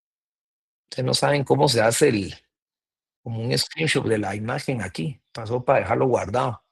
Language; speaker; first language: Spanish; native; Spanish